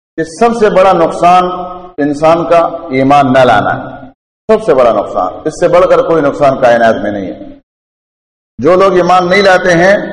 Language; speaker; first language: Urdu; non-native, local second language; Pashto